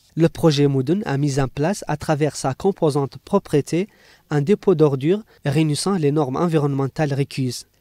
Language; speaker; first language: French; non-native, local second language; Arabic